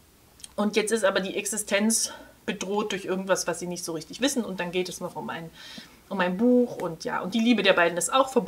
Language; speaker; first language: German; native; German